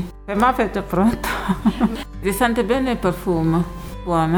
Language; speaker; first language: Italian; non-native, learner; Wolof